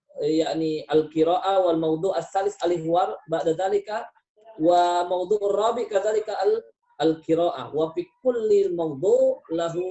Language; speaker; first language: Arabic; non-native, fluent; Indonesian